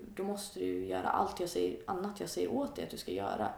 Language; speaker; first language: Swedish; native; Swedish